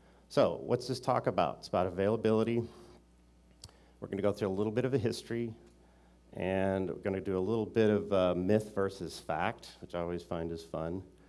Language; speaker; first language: English; native; English